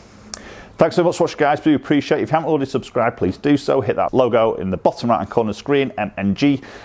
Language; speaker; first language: English; native; English